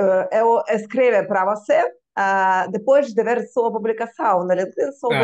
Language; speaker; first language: Portuguese; non-native, learner; Russian